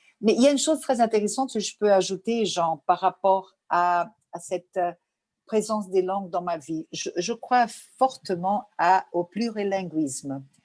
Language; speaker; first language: French; non-native, fluent; Portuguese